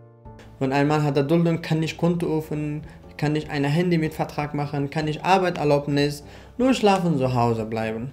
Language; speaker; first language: German; non-native, learner; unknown